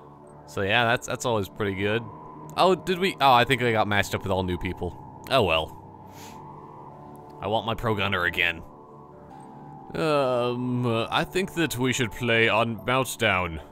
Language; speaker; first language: English; native; English